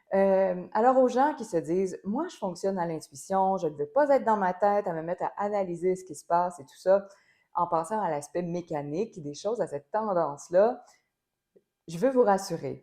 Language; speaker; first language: French; native; French